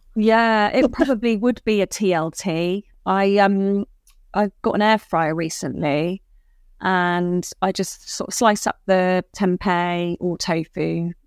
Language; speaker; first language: English; native; English